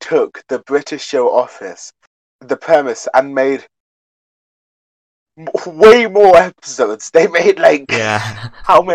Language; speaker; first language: English; native; English